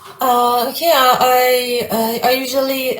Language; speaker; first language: English; non-native, learner; Persian